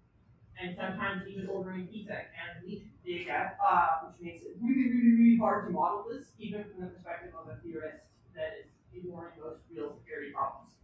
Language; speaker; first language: English; native; English